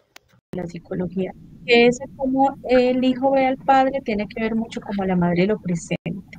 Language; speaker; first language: Spanish; native; Spanish